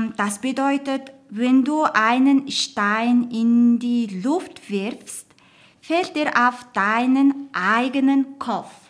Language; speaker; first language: German; non-native, learner; Mongolian